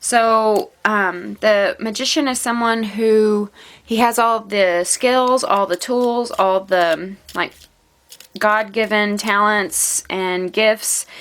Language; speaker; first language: English; native; English